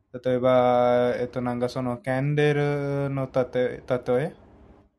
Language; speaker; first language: Japanese; non-native, fluent; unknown